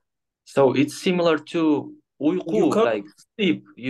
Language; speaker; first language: English; non-native, fluent; Kyrgyz